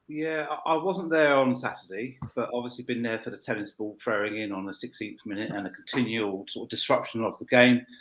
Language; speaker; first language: English; native; English